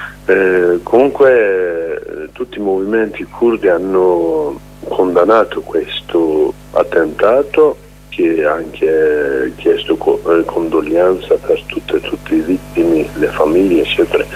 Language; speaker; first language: Italian; non-native, learner; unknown